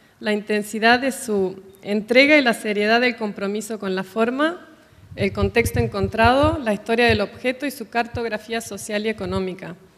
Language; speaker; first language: Spanish; native; Spanish